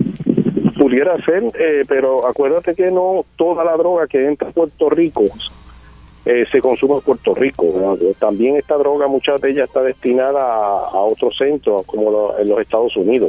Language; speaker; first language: Spanish; native; Spanish